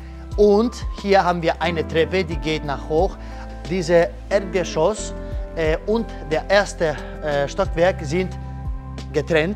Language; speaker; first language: German; non-native, learner; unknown